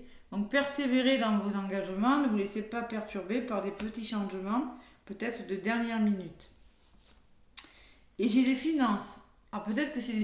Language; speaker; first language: French; native; French